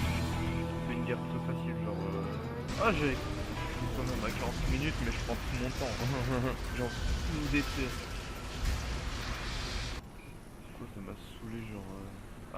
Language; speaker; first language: French; native; French